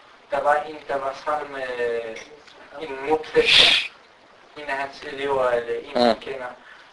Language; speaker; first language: Danish; early bilingual, other home language; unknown